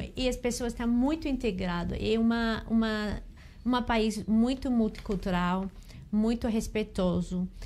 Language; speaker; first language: Portuguese; non-native, learner; English